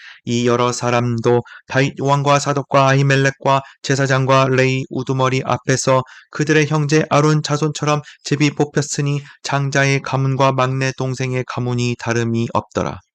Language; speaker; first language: Korean; native; Korean